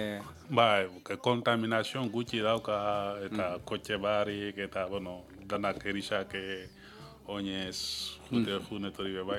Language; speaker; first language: Basque; non-native, learner; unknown